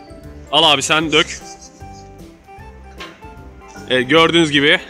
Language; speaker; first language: Turkish; native; Turkish